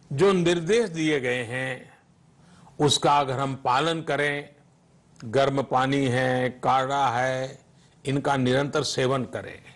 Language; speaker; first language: Hindi; non-native, local second language; Gujarati